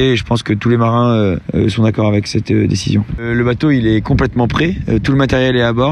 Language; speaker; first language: French; native; French